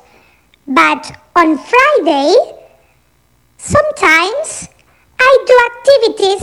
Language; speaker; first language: English; non-native, fluent; Spanish